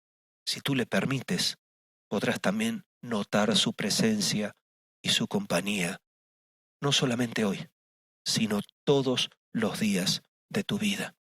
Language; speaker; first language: Spanish; native; Spanish